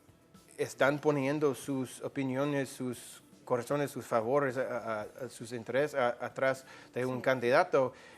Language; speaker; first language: Spanish; non-native, fluent; English